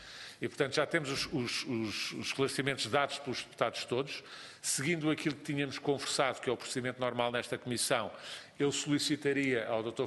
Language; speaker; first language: Portuguese; native; Portuguese